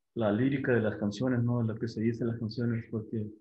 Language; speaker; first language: Spanish; non-native, local second language; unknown